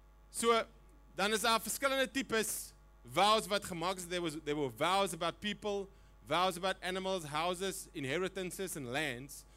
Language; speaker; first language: English; non-native, local second language; Afrikaans